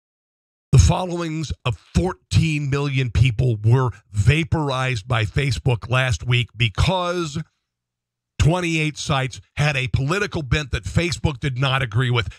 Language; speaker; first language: English; native; English